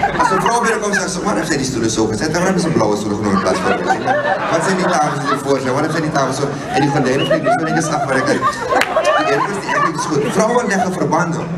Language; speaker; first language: Dutch; native; Dutch